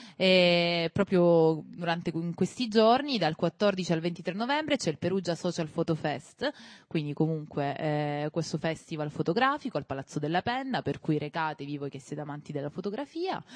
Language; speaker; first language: Italian; native; Italian